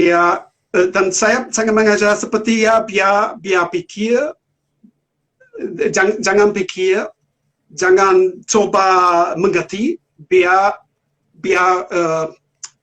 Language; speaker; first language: Indonesian; non-native, learner; German